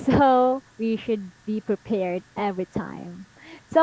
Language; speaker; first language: English; non-native, fluent; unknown